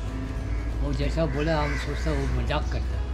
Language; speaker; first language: Hindi; non-native, local second language; Chinese